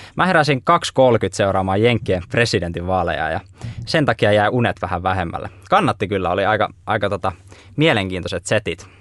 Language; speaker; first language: Finnish; native; Finnish